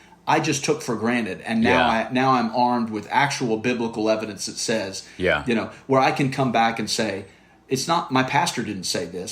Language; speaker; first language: English; native; English